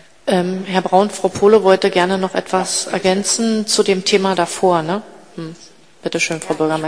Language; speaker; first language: German; native; German